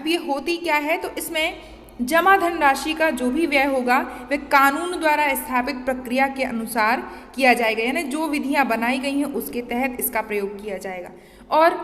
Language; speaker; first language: Hindi; native; Hindi